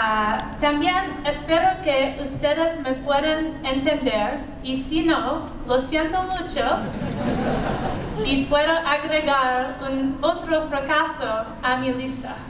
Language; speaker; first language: Spanish; non-native, learner; English